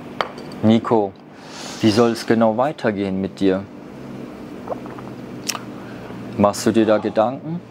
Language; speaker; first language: German; native; German